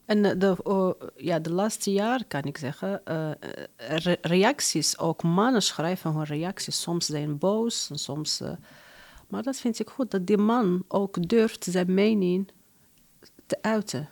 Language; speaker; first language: Dutch; non-native, fluent; Arabic